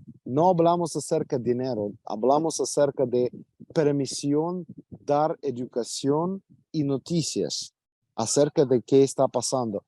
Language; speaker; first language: Spanish; non-native, fluent; Ukrainian